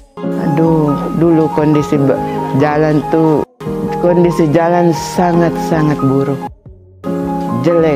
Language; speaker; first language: Indonesian; non-native, local second language; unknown